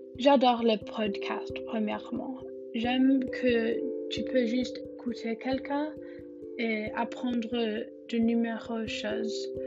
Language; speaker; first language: French; non-native, learner; English